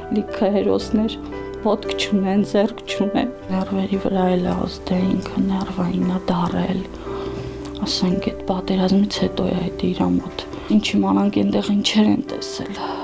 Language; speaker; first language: Armenian; native; Armenian